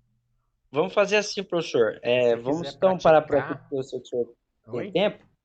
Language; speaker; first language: Portuguese; native; Portuguese